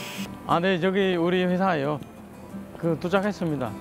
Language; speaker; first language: Korean; non-native, learner; Vietnamese